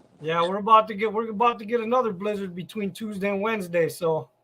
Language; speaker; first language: English; native; English